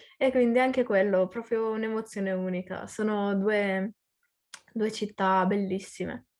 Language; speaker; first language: Italian; early bilingual, other home language; Arabic